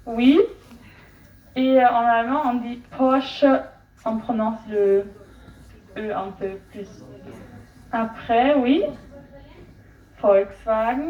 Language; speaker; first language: French; non-native, fluent; German